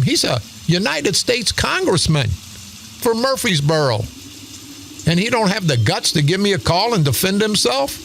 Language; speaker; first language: English; native; English